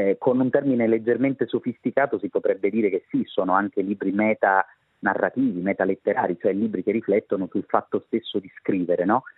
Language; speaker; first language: Italian; native; Italian